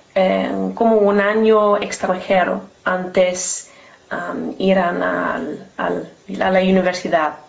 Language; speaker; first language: Spanish; non-native, learner; English